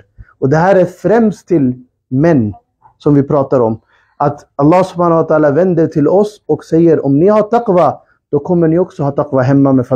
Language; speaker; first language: Swedish; early bilingual, other home language; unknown